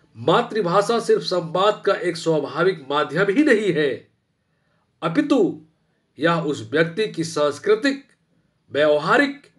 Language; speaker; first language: Hindi; non-native, local second language; Bhojpuri